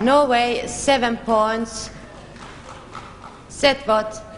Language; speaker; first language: English; non-native, fluent; Swedish